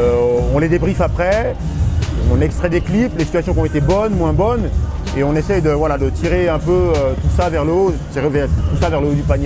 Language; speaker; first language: French; native; French